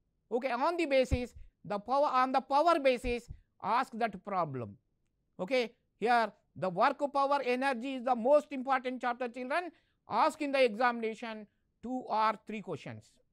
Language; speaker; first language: English; non-native, local second language; Telugu